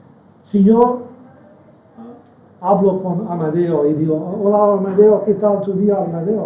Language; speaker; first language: Spanish; non-native, fluent; English